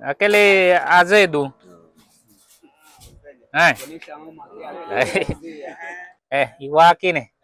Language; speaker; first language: Portuguese; non-native, learner; Vietnamese